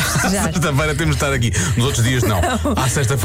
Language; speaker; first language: Portuguese; native; Portuguese